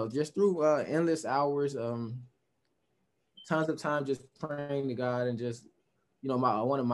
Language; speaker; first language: English; native; English